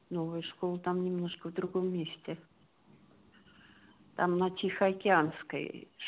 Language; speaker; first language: Russian; native; Russian